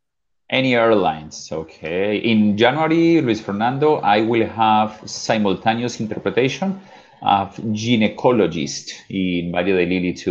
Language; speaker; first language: English; non-native, fluent; Spanish